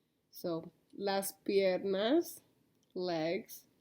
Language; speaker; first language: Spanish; early bilingual, heritage; Spanish